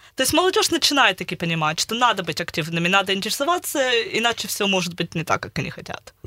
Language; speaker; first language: Russian; early bilingual, heritage; Russian